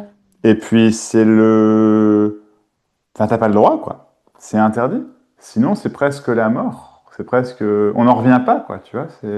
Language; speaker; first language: French; native; French